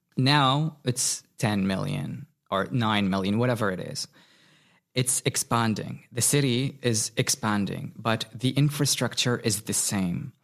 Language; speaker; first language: English; non-native, fluent; Arabic